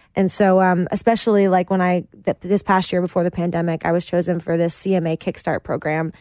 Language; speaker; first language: English; native; English